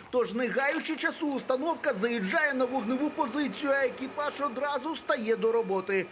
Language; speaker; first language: Ukrainian; native; Ukrainian